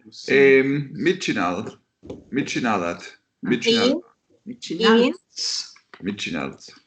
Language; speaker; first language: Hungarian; non-native, learner; French